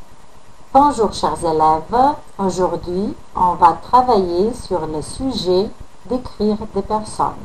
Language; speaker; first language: French; non-native, fluent; Macedonian